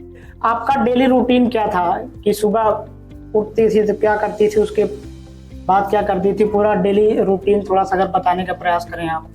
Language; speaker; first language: Hindi; native; Hindi